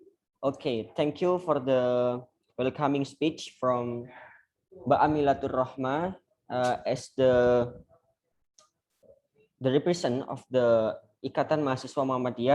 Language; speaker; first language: English; non-native, learner; Indonesian